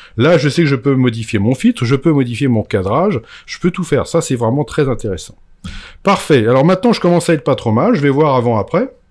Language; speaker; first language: French; native; French